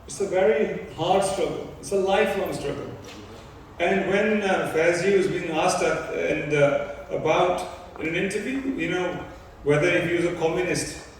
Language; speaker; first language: English; early bilingual, other home language; Punjabi